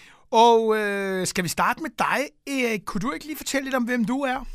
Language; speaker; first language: Danish; native; Danish